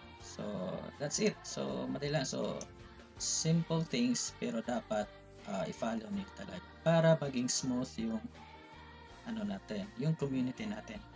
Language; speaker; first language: Filipino; non-native, local second language; Cebuano